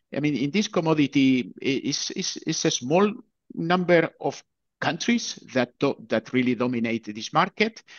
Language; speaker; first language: English; non-native, fluent; Spanish